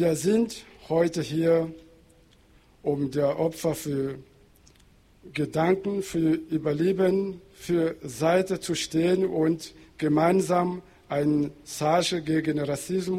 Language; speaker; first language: German; non-native, fluent; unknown